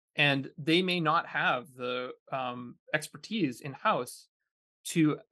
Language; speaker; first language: English; native; English